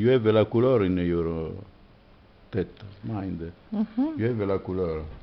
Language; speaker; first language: English; non-native, learner; French